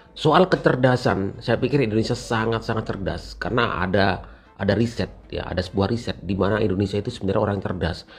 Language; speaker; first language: Indonesian; native; Indonesian